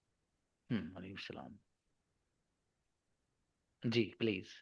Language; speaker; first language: Hindi; native; Hindi